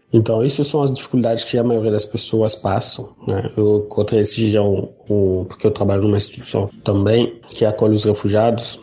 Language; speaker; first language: Portuguese; non-native, learner; Arabic